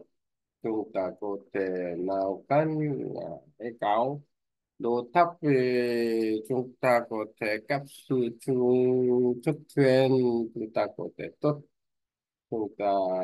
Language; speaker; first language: Vietnamese; non-native, learner; Korean